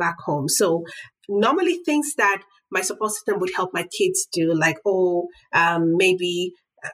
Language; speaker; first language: English; non-native, local second language; Yoruba